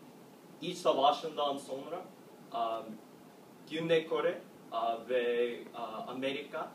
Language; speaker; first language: Turkish; non-native, learner; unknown